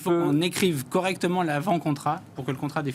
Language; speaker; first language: French; native; French